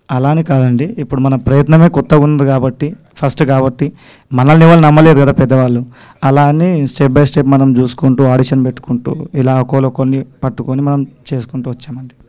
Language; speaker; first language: Telugu; native; Telugu